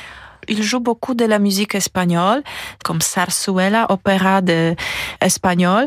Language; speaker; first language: French; non-native, fluent; Polish